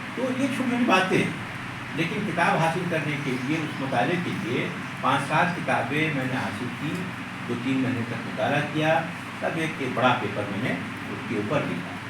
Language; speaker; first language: Urdu; native; Urdu